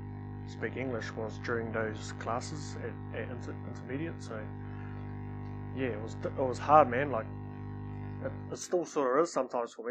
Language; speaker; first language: English; non-native, local second language; Māori